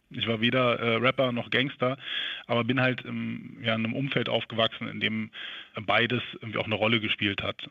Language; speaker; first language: German; native; German